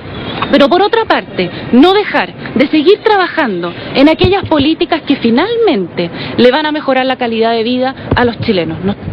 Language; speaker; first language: Spanish; native; Spanish